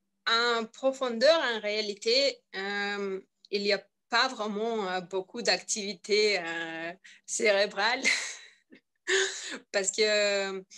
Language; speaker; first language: French; non-native, learner; Russian